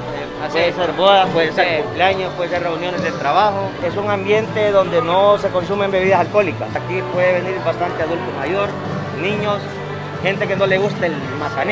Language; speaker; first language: Spanish; native; Spanish